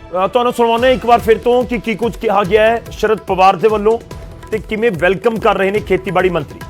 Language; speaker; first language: Punjabi; non-native, local second language; Hindi